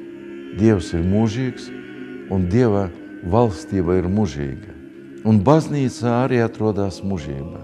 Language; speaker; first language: Latvian; non-native, local second language; Russian